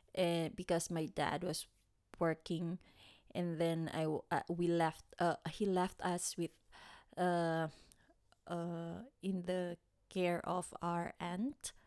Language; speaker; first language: English; non-native, local second language; Waray